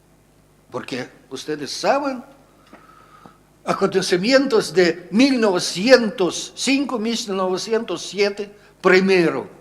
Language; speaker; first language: Spanish; non-native, fluent; Russian